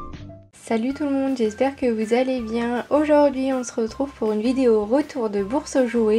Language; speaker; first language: French; native; French